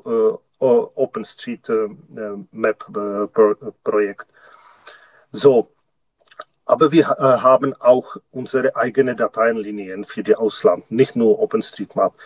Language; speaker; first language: German; non-native, learner; Czech